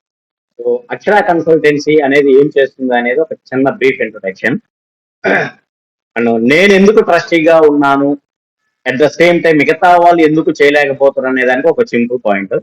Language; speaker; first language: Telugu; native; Telugu